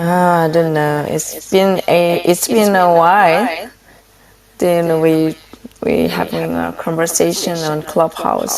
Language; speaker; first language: English; non-native, fluent; Korean